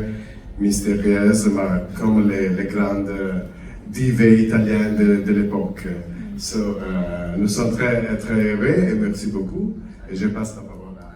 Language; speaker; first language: French; non-native, learner; Italian